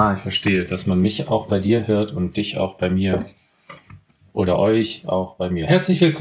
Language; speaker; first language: German; native; German